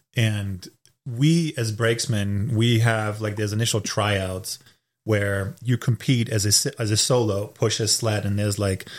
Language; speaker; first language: English; non-native, fluent; German